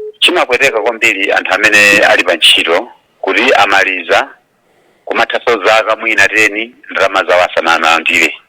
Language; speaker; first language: Nyanja; native; Nyanja